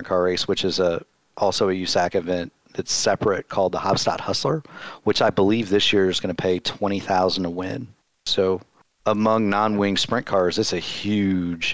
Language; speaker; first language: English; native; English